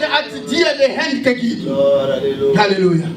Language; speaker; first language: German; non-native, learner; French